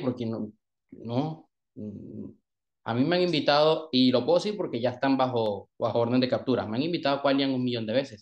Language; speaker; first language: Spanish; native; Spanish